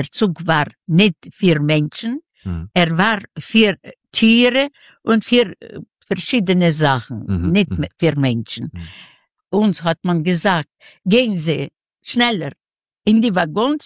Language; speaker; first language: German; non-native, learner; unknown